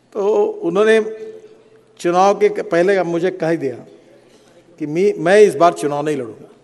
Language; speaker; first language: Hindi; non-native, local second language; Marathi